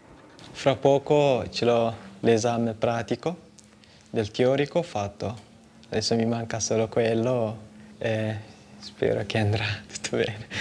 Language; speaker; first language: Italian; non-native, fluent; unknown